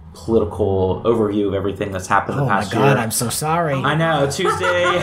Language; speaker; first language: English; native; English